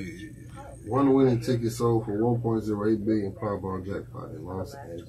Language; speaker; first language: English; native; English